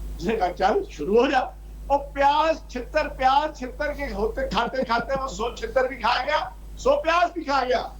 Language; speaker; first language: Urdu; non-native, local second language; Punjabi